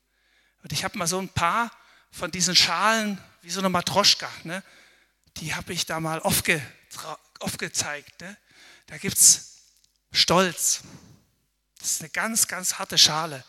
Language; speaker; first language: German; native; German